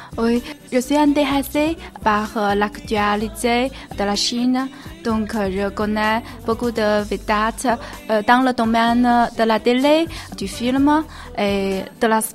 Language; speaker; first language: French; non-native, learner; Chinese